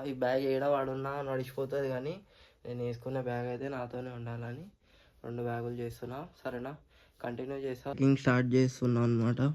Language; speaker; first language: Telugu; non-native, local second language; Marathi